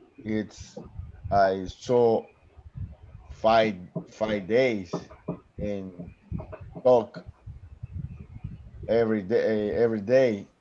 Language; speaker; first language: English; non-native, learner; Spanish